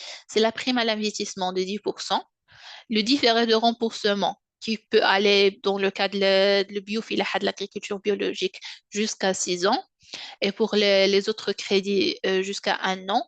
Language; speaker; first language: French; non-native, local second language; Arabic